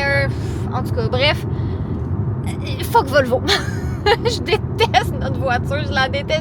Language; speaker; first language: French; native; French